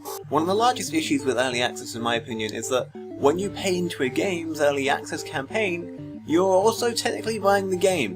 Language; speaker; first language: English; native; English